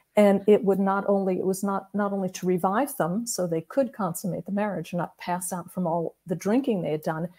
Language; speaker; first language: English; native; English